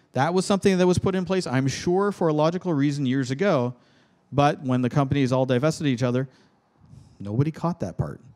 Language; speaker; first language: English; native; English